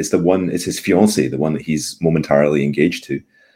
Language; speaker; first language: English; native; English